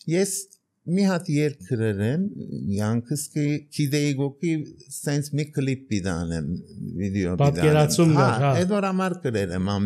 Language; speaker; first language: Armenian; early bilingual, heritage; Armenian